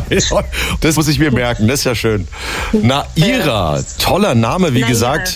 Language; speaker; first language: German; native; German